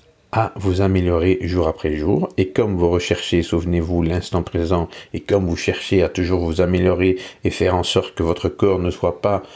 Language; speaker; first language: French; native; French